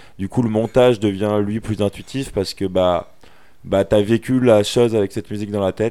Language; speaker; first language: French; native; French